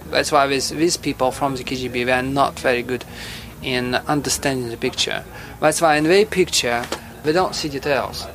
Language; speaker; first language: English; non-native, fluent; Russian